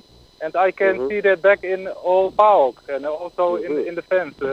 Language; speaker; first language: English; non-native, fluent; Dutch